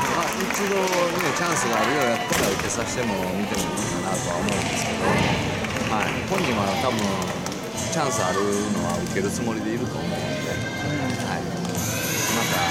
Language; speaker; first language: Japanese; native; Japanese